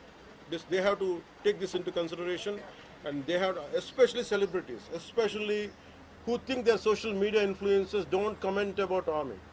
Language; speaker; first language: English; non-native, local second language; Telugu